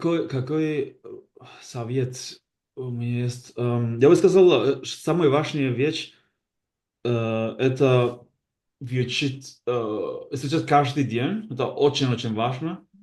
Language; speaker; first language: Russian; non-native, learner; Basque